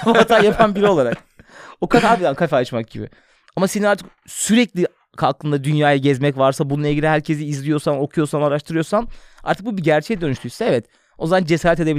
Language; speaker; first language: Turkish; native; Turkish